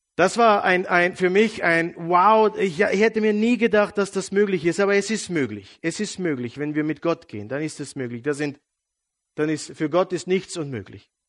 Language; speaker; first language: German; non-native, fluent; Serbian